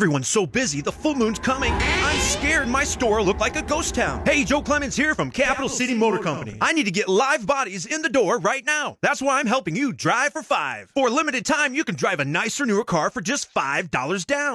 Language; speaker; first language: English; native; English